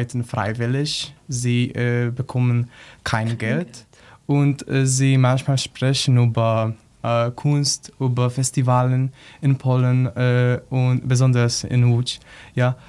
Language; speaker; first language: German; non-native, learner; Polish